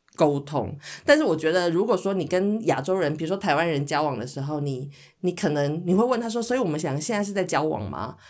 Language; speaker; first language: Chinese; native; Chinese